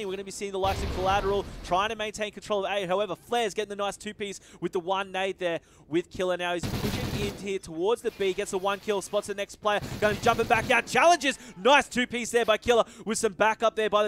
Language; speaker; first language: English; native; English